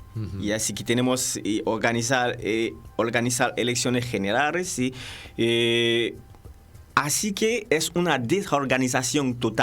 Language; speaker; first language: Spanish; non-native, fluent; Haitian Creole